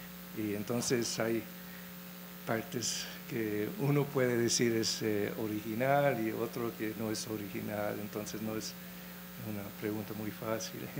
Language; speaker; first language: Spanish; non-native, fluent; English